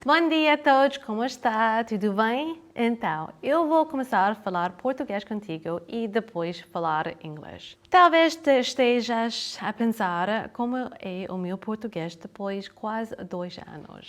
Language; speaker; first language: Portuguese; non-native, learner; English